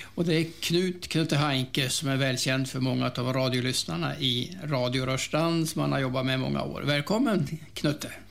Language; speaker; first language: Swedish; native; Swedish